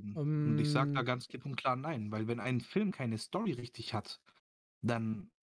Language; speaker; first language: German; native; German